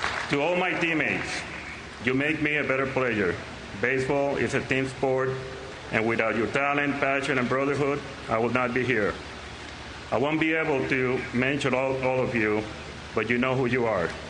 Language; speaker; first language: English; non-native, fluent; Spanish